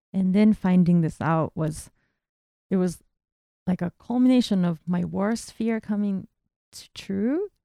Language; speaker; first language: English; non-native, fluent; Japanese